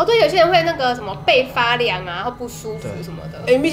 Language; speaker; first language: Chinese; native; Chinese